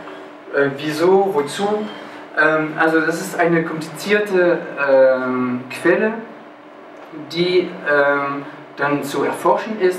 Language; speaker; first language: German; non-native, fluent; French